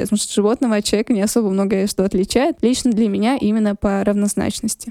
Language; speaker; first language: Russian; non-native, local second language; Lezghian